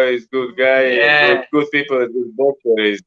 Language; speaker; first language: English; non-native, learner; Russian